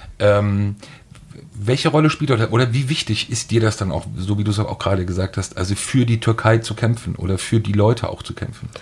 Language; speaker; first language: German; native; German